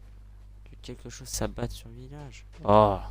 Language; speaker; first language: French; native; French